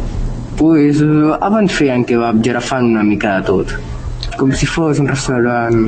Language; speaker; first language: Catalan; non-native, local second language; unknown